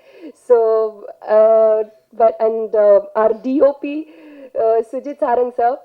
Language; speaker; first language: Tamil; non-native, learner; Telugu